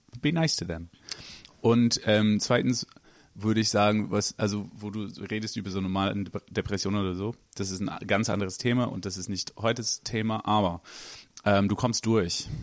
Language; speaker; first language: German; non-native, fluent; English